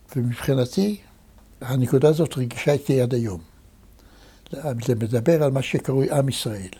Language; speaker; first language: Hebrew; native; Hebrew